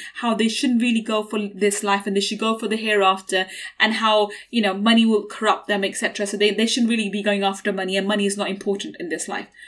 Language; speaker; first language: English; native; English